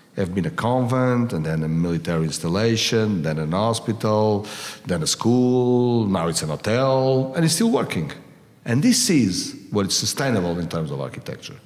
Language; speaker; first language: English; non-native, fluent; Portuguese